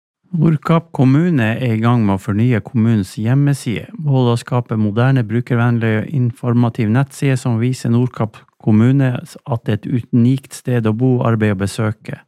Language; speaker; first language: Norwegian; native; Norwegian